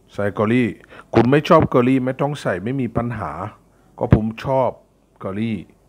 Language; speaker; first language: Thai; non-native, fluent; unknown